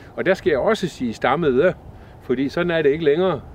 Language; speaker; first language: Danish; native; Danish